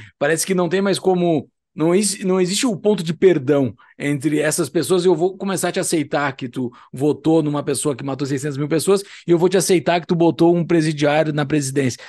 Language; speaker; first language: Portuguese; native; Portuguese